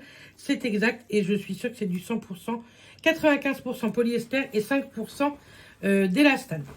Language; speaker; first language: French; native; French